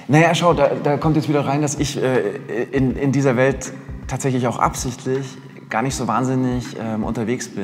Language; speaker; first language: German; native; German